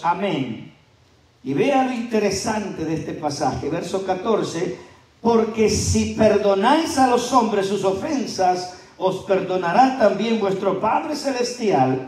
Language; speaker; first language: Spanish; native; Spanish